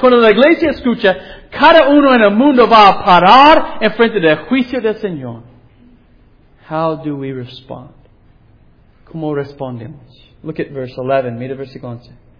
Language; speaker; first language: Spanish; non-native, fluent; English